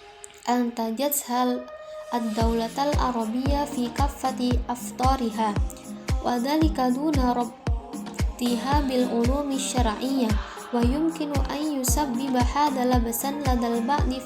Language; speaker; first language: Arabic; non-native, learner; Indonesian